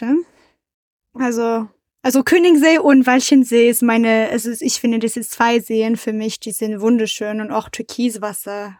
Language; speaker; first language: German; non-native, learner; French